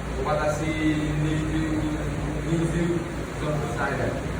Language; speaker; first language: Japanese; non-native, learner; Vietnamese